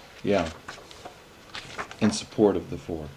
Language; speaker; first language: English; native; English